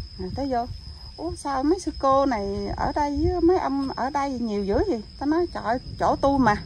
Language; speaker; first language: Vietnamese; non-native, local second language; Khmer